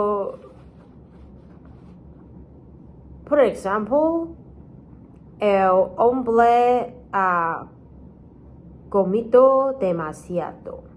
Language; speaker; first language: Spanish; non-native, fluent; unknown